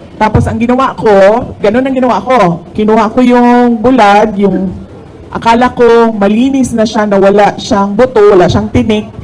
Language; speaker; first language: Filipino; non-native, local second language; Cebuano